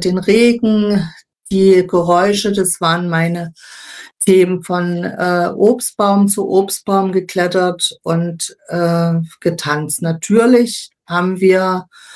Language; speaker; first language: German; native; German